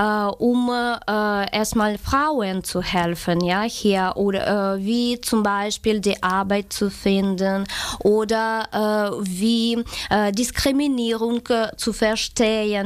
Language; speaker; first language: German; non-native, fluent; Ukrainian